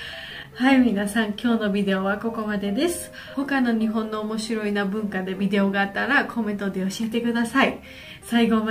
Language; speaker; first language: Japanese; non-native, learner; Georgian